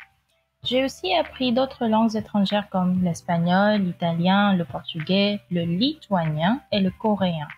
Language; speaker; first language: French; non-native, fluent; Filipino